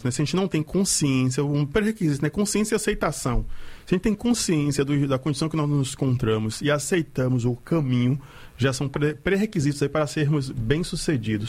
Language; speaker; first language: Portuguese; native; Portuguese